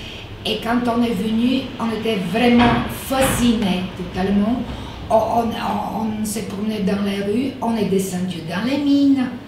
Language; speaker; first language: French; non-native, fluent; Bulgarian